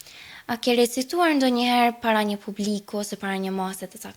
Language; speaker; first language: Albanian; native; Albanian